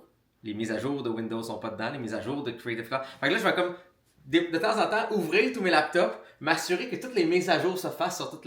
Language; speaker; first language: French; native; French